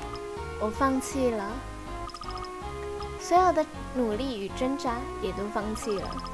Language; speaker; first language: Chinese; native; Chinese